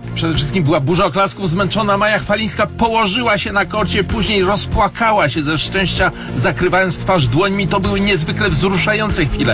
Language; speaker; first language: Polish; native; Polish